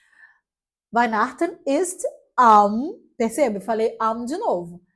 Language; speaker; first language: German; non-native, fluent; Portuguese